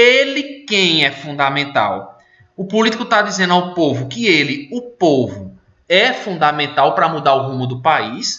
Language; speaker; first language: Portuguese; native; Portuguese